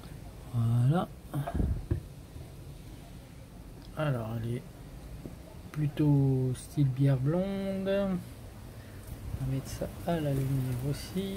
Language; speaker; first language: French; native; French